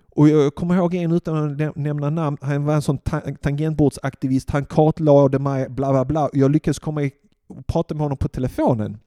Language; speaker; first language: Swedish; early bilingual, other home language; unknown